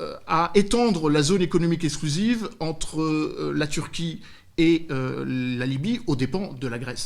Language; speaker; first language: French; native; French